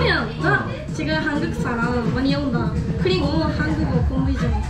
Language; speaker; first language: Korean; non-native, learner; Japanese